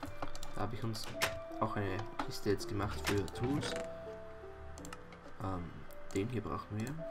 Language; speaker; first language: German; native; German